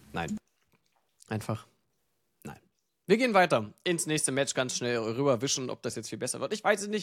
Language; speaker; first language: German; native; German